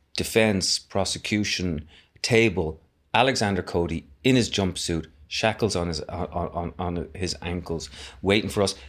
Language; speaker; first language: English; native; English